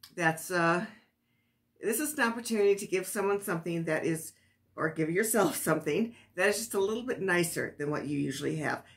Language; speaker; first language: English; native; English